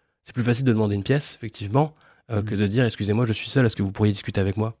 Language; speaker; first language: French; native; French